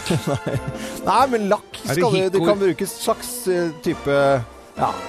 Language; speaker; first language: Norwegian; native; Norwegian